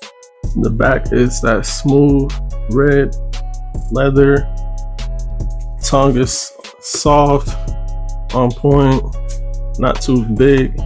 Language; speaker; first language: English; native; English